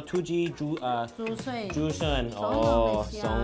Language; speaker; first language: Chinese; non-native, learner; English